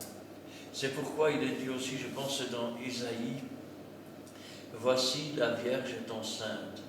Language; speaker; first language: French; native; French